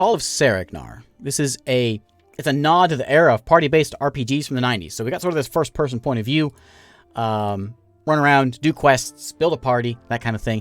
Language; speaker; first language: English; native; English